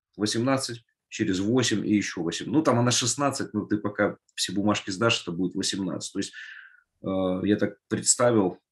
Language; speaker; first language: Russian; native; Russian